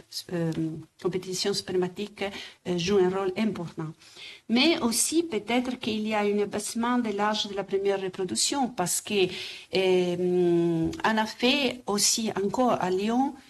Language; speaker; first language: French; non-native, fluent; Italian